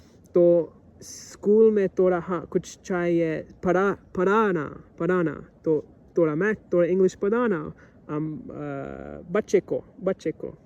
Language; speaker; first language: Hindi; non-native, learner; English